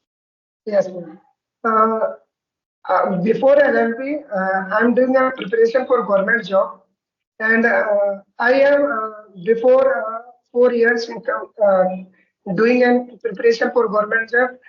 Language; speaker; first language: English; non-native, learner; Hindi